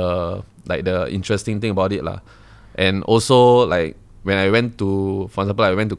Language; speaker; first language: English; native; English